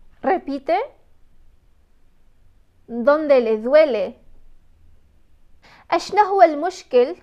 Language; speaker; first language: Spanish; non-native, fluent; Arabic